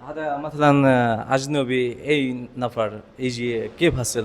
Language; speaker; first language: Arabic; non-native, learner; Bangla